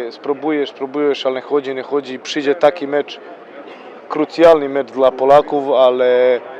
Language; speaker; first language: Polish; non-native, learner; Croatian